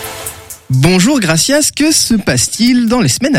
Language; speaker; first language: French; native; French